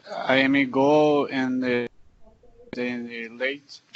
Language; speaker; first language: English; non-native, learner; Portuguese